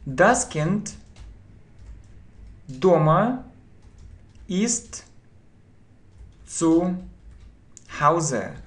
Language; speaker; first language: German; non-native, fluent; Russian